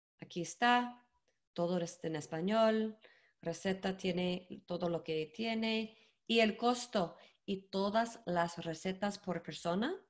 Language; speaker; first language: Spanish; non-native, learner; English